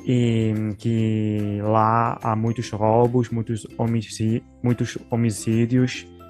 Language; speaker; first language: Portuguese; non-native, fluent; Italian